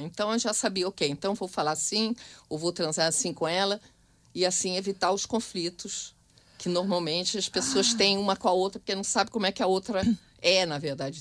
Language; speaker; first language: Portuguese; native; Portuguese